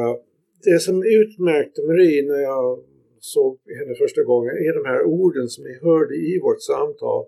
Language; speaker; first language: Swedish; non-native, fluent; English